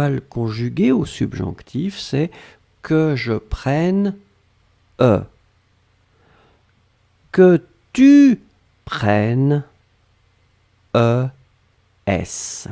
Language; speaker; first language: French; native; French